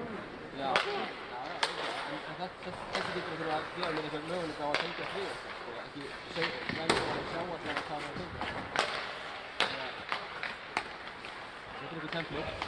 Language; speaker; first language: Icelandic; native; Icelandic